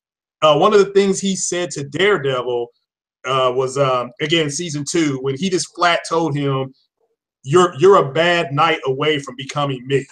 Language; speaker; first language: English; native; English